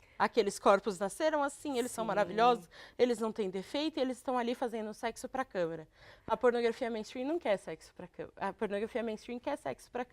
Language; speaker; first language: Portuguese; native; Portuguese